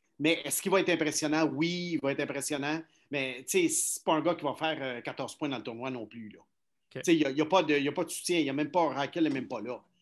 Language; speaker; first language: French; native; French